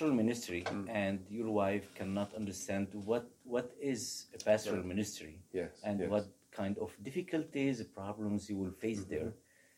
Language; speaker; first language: English; non-native, fluent; Arabic